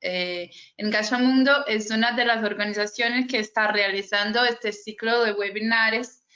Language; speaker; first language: Spanish; non-native, fluent; Portuguese